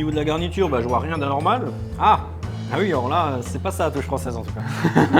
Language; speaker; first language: French; native; French